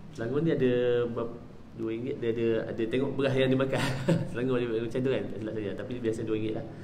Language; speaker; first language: Malay; native; Malay